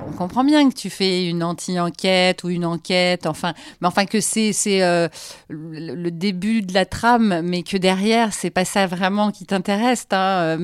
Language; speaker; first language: French; native; French